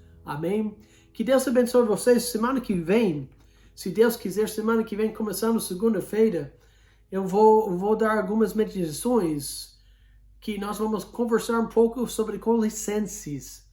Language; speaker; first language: Portuguese; non-native, fluent; English